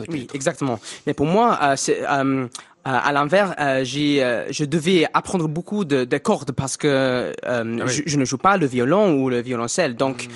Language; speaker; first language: French; non-native, fluent; English